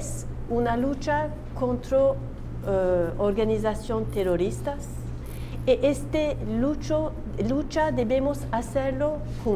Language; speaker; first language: Spanish; non-native, learner; Turkish